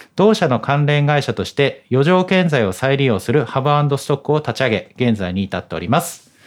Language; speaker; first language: Japanese; native; Japanese